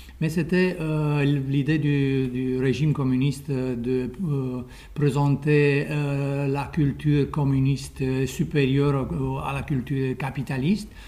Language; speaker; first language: French; non-native, fluent; Romanian